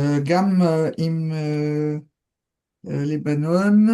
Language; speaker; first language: Hebrew; non-native, learner; French